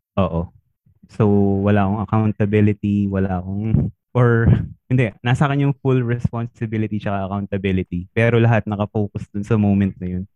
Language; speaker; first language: Filipino; native; Filipino